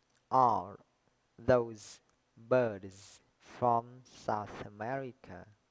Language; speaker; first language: English; non-native, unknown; Vietnamese